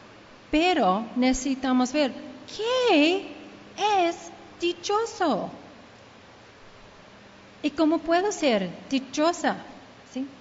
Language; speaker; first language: Spanish; early bilingual, heritage; Spanish